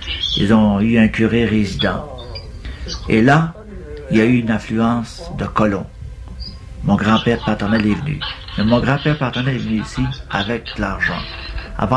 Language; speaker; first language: French; native; French